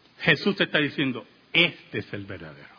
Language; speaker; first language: Spanish; native; Spanish